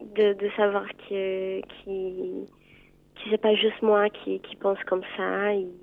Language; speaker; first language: French; non-native, fluent; Portuguese